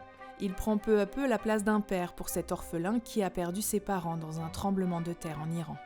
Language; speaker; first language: French; native; French